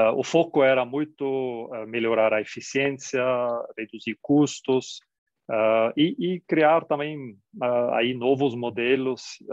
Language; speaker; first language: Portuguese; non-native, fluent; German